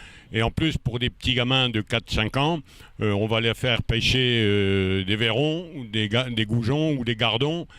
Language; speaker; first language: French; native; French